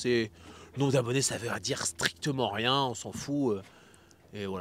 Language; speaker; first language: French; native; French